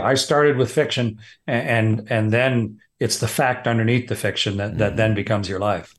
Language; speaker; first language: English; native; English